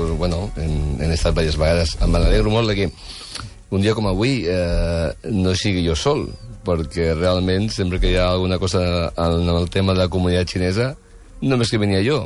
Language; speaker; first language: Catalan; early bilingual, other home language; Chinese